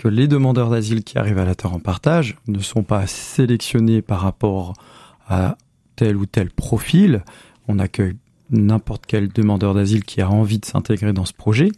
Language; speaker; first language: French; native; French